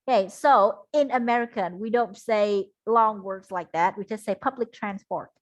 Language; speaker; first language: English; non-native, fluent; Vietnamese